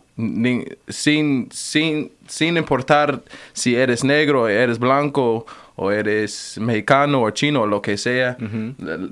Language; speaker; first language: Spanish; non-native, fluent; English